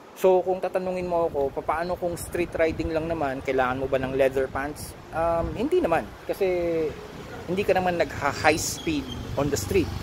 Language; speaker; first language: Filipino; native; Filipino